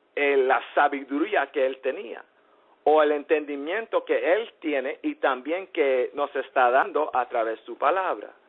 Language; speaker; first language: Spanish; early bilingual, heritage; English